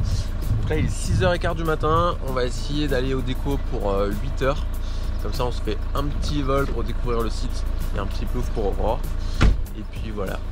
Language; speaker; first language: French; native; French